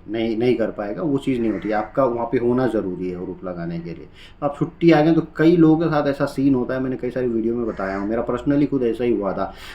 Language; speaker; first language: Hindi; native; Hindi